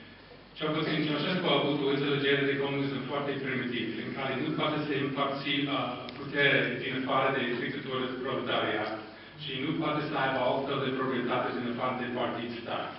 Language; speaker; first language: Romanian; non-native, fluent; English